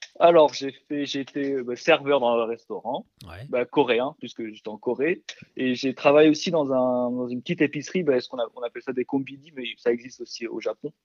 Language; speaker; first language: French; early bilingual, other home language; Korean